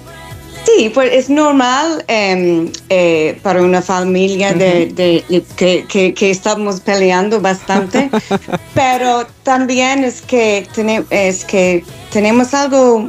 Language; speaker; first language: Spanish; non-native, fluent; English